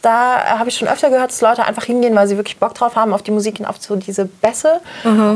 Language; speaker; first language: German; native; German